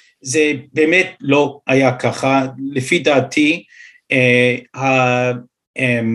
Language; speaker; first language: Hebrew; non-native, fluent; English